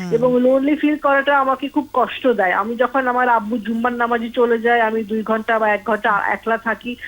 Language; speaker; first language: Bangla; native; Bangla